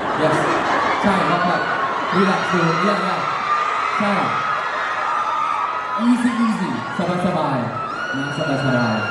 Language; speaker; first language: Thai; native; Thai